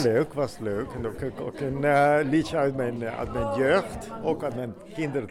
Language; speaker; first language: Dutch; non-native, learner; Spanish